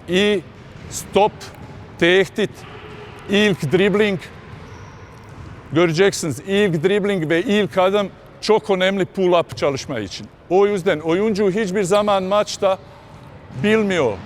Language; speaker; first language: Turkish; non-native, fluent; Bosnian